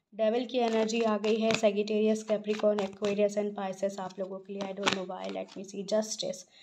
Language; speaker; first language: Hindi; native; Hindi